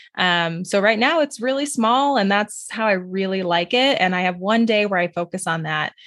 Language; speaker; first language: English; native; English